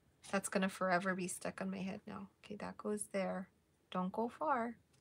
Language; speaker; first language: English; native; English